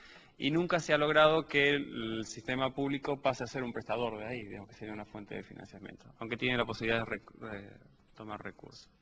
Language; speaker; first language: Spanish; native; Spanish